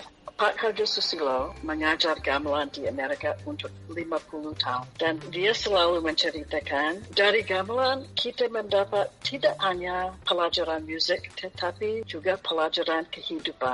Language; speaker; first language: Indonesian; non-native, fluent; English